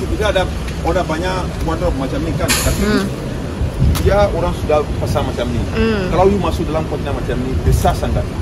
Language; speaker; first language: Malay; non-native, learner; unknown